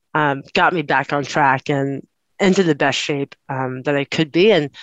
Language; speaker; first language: English; native; English